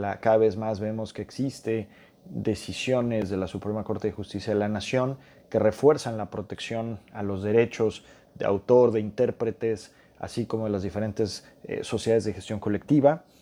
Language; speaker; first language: Spanish; native; Spanish